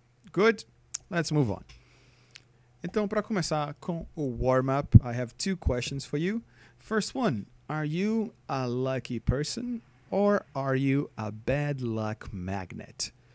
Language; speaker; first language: English; non-native, fluent; Portuguese